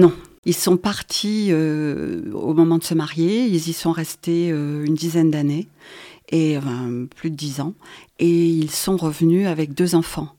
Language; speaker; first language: French; native; French